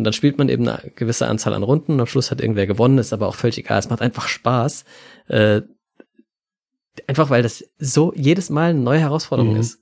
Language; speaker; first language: German; native; German